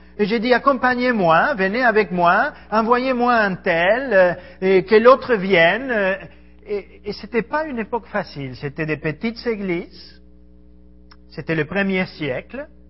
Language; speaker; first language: French; non-native, fluent; Spanish